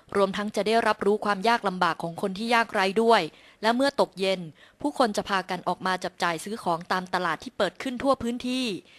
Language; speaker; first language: Thai; native; Thai